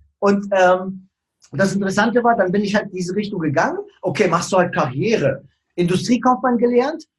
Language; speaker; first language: German; early bilingual, other home language; Russian